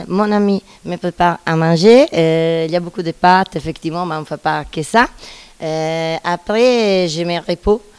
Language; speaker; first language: French; non-native, fluent; Italian